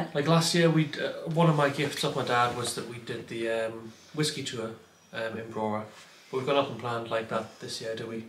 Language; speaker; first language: English; native; English